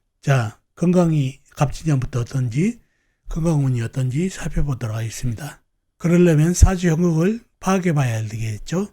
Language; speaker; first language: Korean; native; Korean